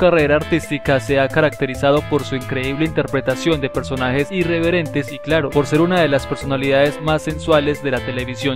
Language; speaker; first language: Spanish; native; Spanish